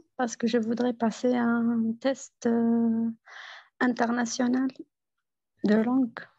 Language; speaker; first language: French; non-native, fluent; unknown